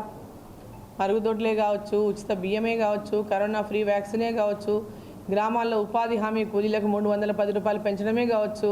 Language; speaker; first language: Telugu; native; Telugu